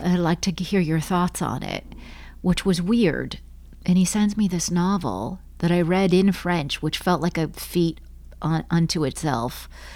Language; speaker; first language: English; native; English